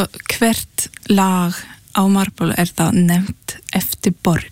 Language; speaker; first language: Icelandic; early bilingual, heritage; Icelandic